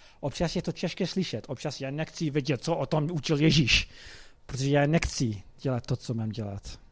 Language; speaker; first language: Czech; non-native, fluent; English